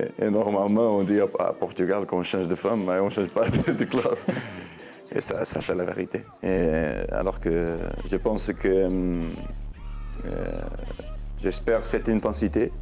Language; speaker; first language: French; non-native, learner; Portuguese